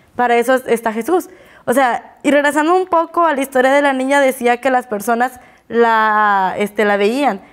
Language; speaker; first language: Spanish; native; Spanish